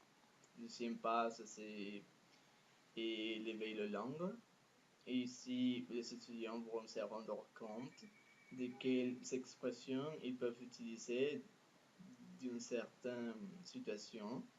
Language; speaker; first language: French; non-native, fluent; Spanish